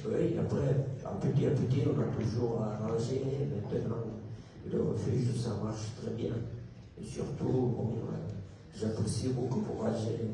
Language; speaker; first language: French; non-native, local second language; Italian